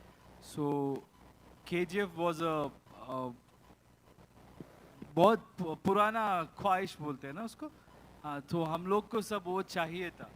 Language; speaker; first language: Hindi; non-native, local second language; Kannada